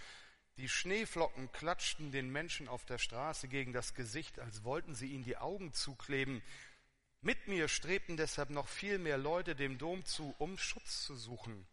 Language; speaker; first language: German; native; German